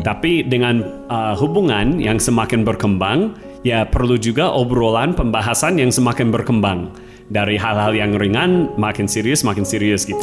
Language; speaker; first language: Malay; non-native, fluent; English